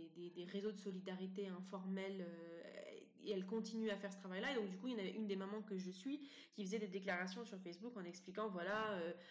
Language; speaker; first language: French; native; French